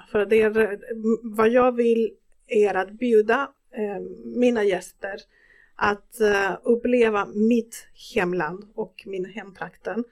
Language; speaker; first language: Swedish; non-native, fluent; Spanish